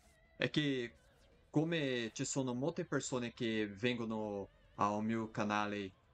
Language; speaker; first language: Italian; non-native, learner; Portuguese